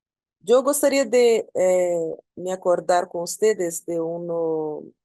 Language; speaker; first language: Spanish; non-native, learner; Portuguese